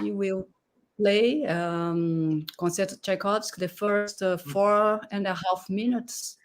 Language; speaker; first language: English; non-native, fluent; Portuguese